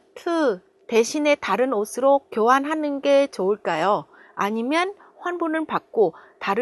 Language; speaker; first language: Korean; non-native, fluent; Vietnamese